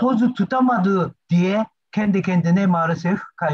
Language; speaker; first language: Turkish; non-native, learner; Japanese